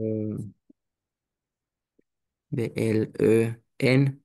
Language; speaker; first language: French; non-native, learner; Romanian